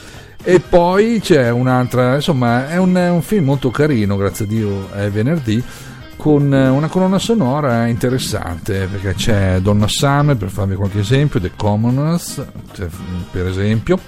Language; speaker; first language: Italian; native; Italian